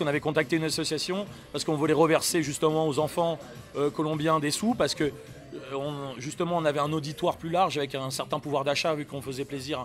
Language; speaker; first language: French; native; French